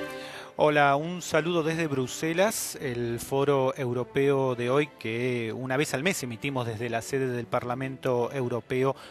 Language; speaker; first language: Spanish; native; Spanish